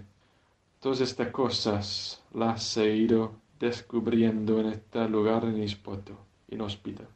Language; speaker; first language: Spanish; non-native, fluent; English